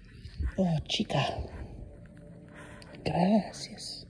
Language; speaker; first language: Spanish; non-native, learner; English